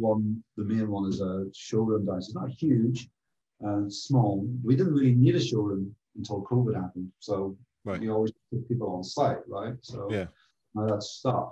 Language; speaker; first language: English; native; English